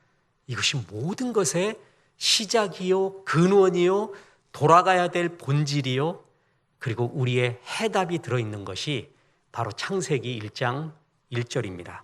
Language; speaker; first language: Korean; native; Korean